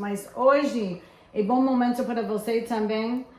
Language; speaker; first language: Portuguese; non-native, fluent; English